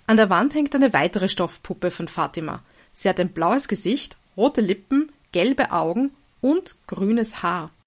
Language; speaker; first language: German; native; German